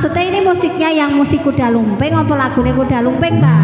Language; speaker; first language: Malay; non-native, local second language; Javanese